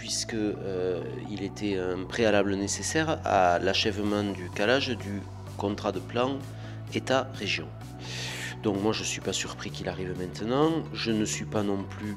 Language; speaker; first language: French; native; French